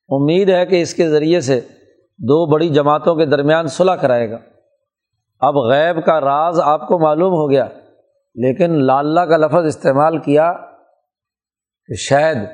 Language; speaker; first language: Urdu; non-native, local second language; Punjabi